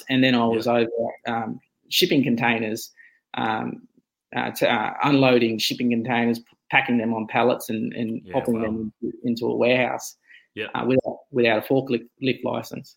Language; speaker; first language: English; native; English